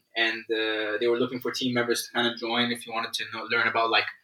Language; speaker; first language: English; non-native, fluent; Arabic